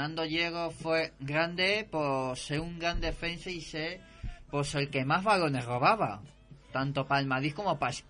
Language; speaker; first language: Spanish; native; Spanish